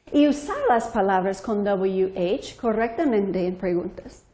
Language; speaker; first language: Spanish; non-native, fluent; English